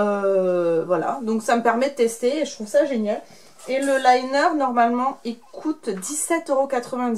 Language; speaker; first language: French; native; French